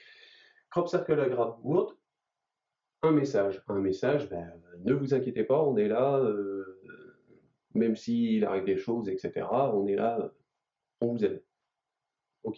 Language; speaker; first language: French; native; French